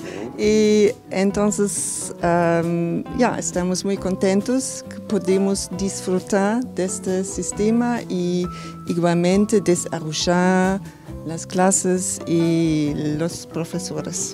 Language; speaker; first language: Spanish; non-native, fluent; German